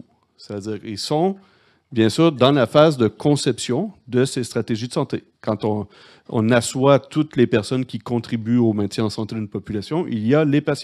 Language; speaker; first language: French; native; French